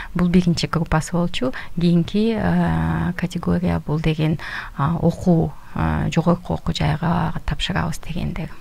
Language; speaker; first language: Kyrgyz; native; Kyrgyz